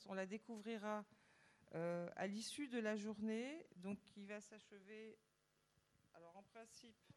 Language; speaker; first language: French; native; French